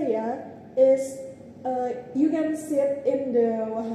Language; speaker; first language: English; non-native, learner; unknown